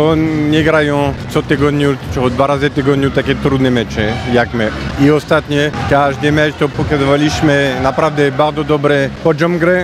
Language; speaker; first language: Polish; non-native, fluent; French